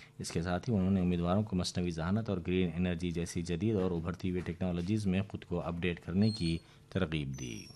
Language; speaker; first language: Urdu; native; Urdu